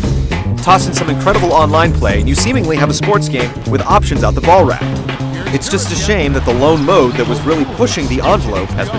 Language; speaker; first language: English; native; English